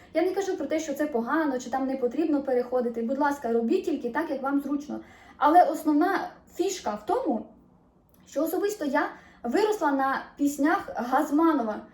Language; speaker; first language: Ukrainian; native; Ukrainian